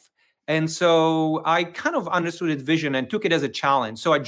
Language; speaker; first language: English; non-native, fluent; Czech